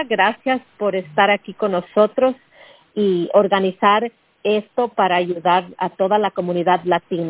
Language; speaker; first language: Spanish; early bilingual, heritage; Spanish